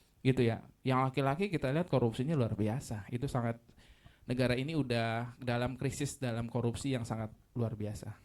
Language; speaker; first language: Indonesian; native; Indonesian